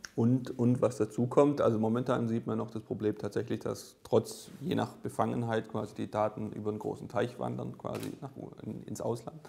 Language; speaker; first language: German; native; German